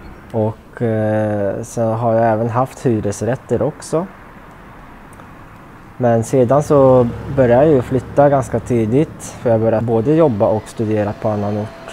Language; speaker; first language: Swedish; native; Swedish